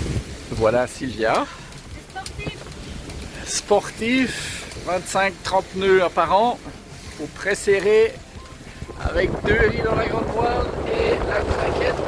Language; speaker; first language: French; native; French